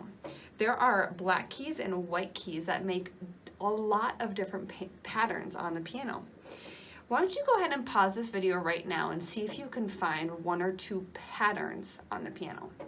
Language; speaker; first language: English; native; English